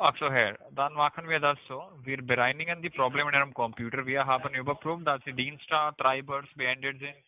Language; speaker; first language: German; non-native, learner; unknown